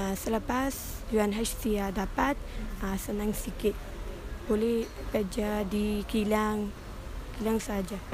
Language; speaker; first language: Malay; early bilingual, other home language; Rohingya